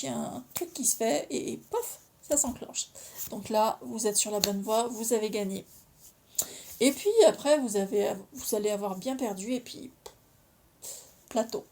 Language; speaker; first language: French; native; French